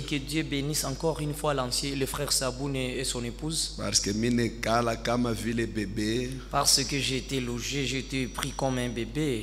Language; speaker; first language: French; non-native, local second language; Swahili